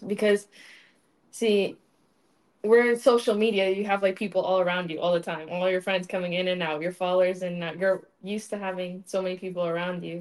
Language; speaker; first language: English; early bilingual, other home language; Spanish